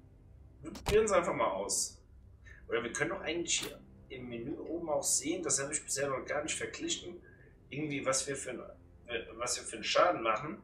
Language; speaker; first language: German; native; German